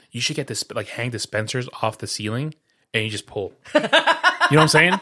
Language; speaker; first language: English; early bilingual, other home language; Spanish